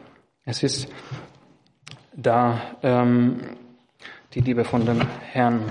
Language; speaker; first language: German; non-native, fluent; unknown